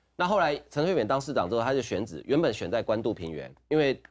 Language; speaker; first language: Chinese; native; Chinese